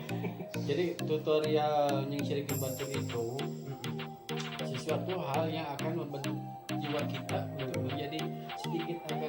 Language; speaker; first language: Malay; non-native, local second language; Sundanese